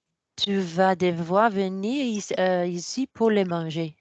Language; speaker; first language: French; non-native, learner; English